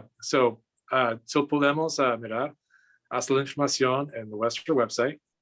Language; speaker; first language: Spanish; non-native, learner; English